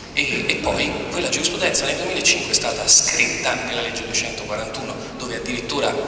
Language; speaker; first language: Italian; native; Italian